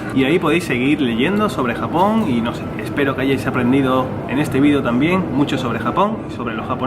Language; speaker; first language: Spanish; native; Spanish